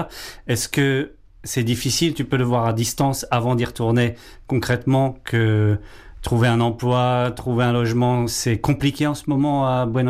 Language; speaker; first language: French; non-native, fluent; Spanish